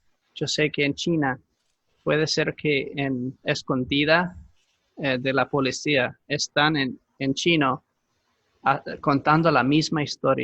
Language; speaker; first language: Spanish; non-native, fluent; English